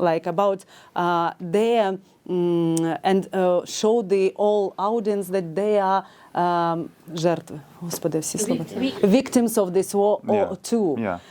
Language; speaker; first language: English; non-native, learner; Ukrainian